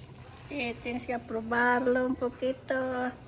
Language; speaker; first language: Spanish; non-native, learner; Filipino